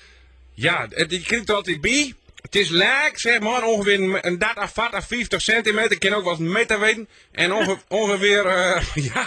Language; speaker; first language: Dutch; native; Dutch